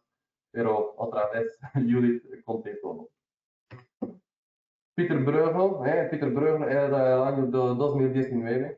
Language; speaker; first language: Spanish; non-native, learner; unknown